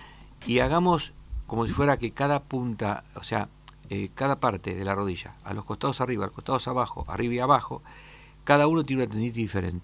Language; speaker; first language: Spanish; native; Spanish